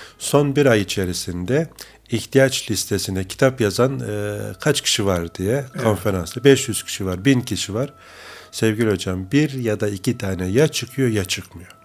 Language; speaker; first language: Turkish; native; Turkish